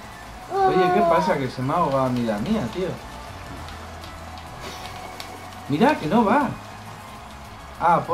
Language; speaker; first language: Spanish; native; Spanish